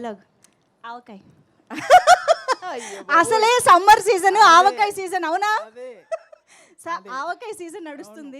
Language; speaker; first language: Telugu; native; Telugu